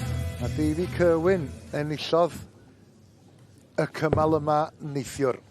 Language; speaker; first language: Welsh; native; Welsh